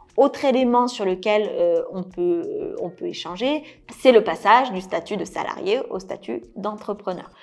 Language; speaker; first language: French; early bilingual, other home language; Korean